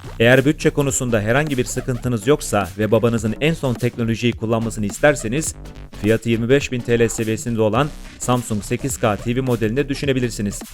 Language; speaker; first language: Turkish; native; Turkish